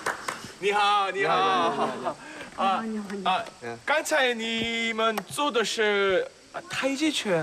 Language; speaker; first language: Chinese; non-native, learner; Korean